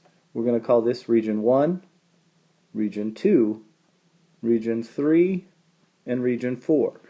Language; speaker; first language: English; native; English